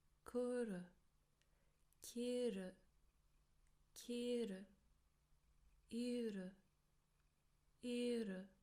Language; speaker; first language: Japanese; non-native, fluent; English